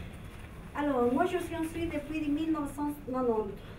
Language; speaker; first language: French; non-native, learner; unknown